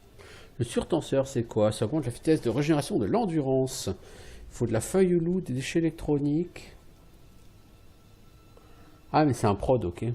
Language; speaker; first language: French; native; French